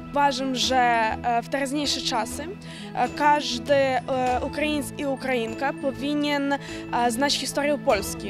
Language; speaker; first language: Polish; non-native, learner; Ukrainian